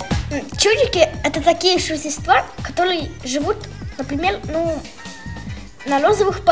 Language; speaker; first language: Russian; native; Russian